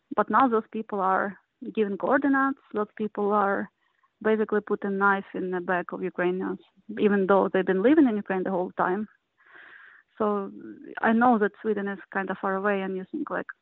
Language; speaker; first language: English; non-native, learner; Ukrainian